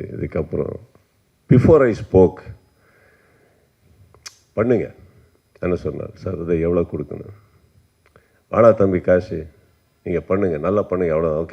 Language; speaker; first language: Tamil; non-native, learner; Kannada